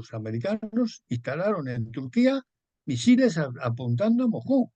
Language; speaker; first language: Spanish; native; Spanish